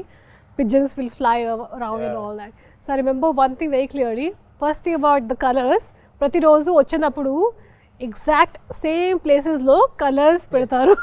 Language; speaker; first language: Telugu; non-native, local second language; Hindi